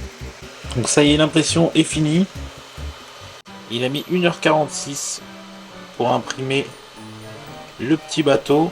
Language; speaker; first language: French; native; French